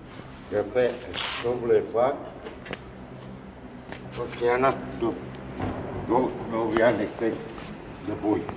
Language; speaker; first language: French; non-native, learner; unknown